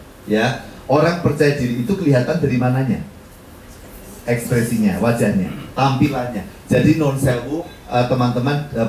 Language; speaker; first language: Indonesian; native; Indonesian